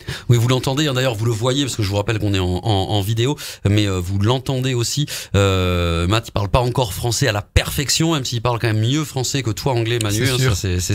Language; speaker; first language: French; native; French